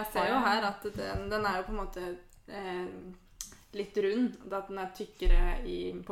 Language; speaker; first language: Norwegian; native; Norwegian